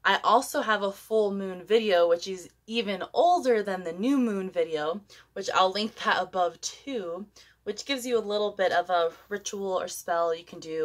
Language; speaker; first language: English; native; English